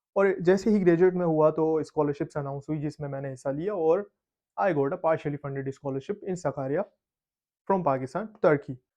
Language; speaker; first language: Urdu; native; Urdu